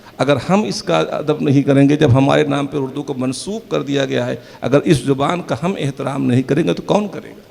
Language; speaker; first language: Urdu; native; Urdu